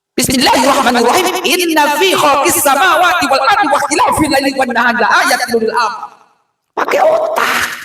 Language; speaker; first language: Indonesian; non-native, local second language; Sundanese